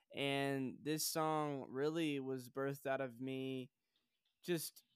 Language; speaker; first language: English; native; English